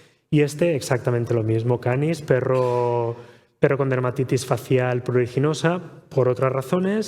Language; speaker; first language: Spanish; native; Spanish